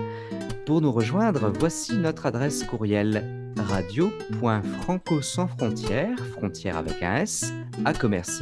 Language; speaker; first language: French; native; French